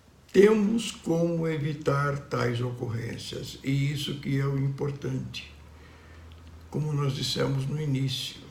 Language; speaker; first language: Portuguese; native; Portuguese